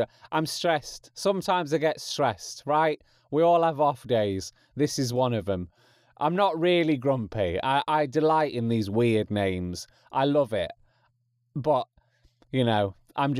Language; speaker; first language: English; native; English